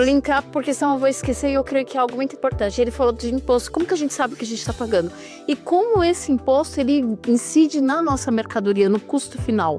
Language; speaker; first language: Portuguese; native; Portuguese